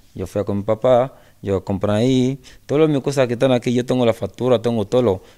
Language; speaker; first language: Spanish; non-native, learner; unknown